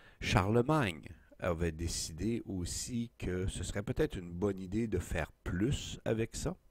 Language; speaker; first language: French; native; French